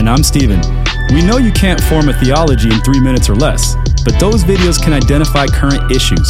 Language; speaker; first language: English; early bilingual, other home language; German